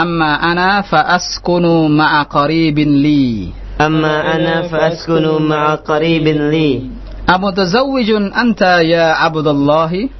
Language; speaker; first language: Arabic; non-native, fluent; Indonesian